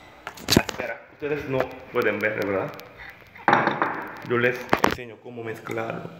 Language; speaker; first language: Spanish; non-native, learner; Korean